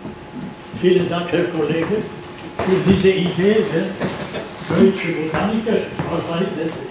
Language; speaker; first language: German; non-native, learner; Georgian